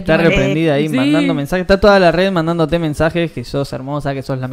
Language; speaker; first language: Spanish; native; Spanish